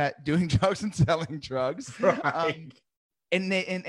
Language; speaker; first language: English; native; English